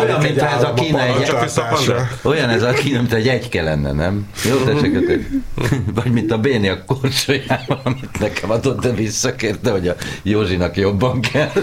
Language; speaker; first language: Hungarian; native; Hungarian